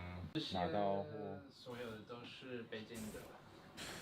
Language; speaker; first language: Chinese; non-native, learner; English